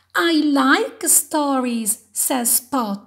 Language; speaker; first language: English; non-native, fluent; Italian